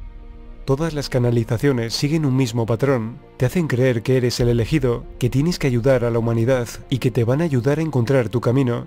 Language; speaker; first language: Spanish; native; Spanish